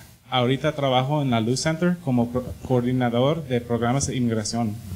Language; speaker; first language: Spanish; early bilingual, heritage; Spanish